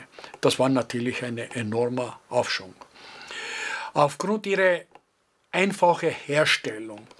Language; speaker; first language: German; non-native, fluent; Greek